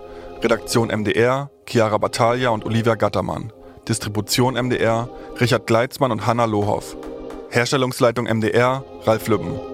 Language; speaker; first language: German; native; German